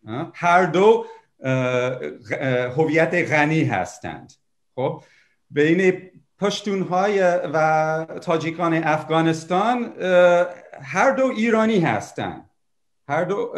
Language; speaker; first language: Persian; non-native, fluent; English